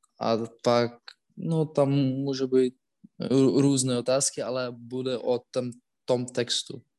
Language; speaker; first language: Czech; non-native, learner; Russian